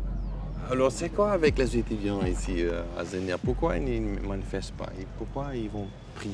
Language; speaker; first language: French; non-native, fluent; Dutch